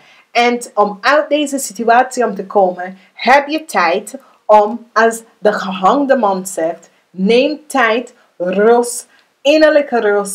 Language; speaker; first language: Dutch; non-native, learner; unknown